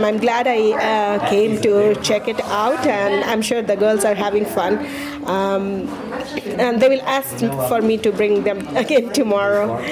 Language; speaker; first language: English; non-native, local second language; Hindi